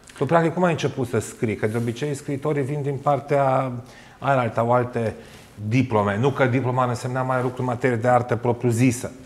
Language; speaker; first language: Romanian; native; Romanian